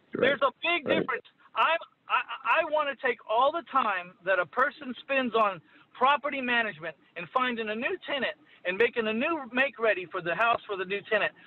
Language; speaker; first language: English; native; English